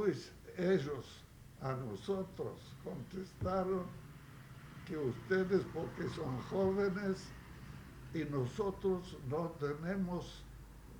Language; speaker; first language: Spanish; non-native, fluent; Yiddish